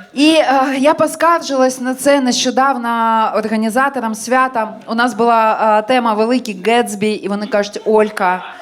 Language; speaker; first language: Ukrainian; non-native, local second language; Russian